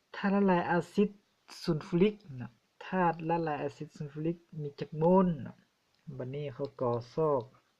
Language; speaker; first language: Lao; non-native, local second language; Hmong